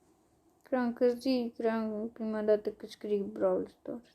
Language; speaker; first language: Romanian; native; Romanian